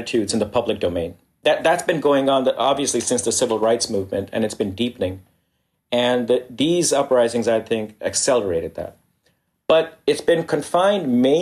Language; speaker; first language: English; non-native, local second language; Hindi